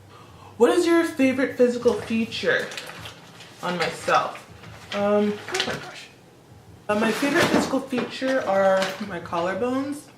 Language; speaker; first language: English; early bilingual, other home language; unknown